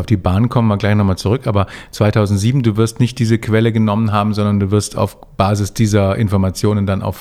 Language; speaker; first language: German; native; German